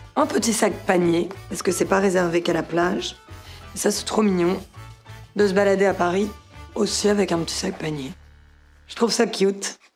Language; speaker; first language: French; native; French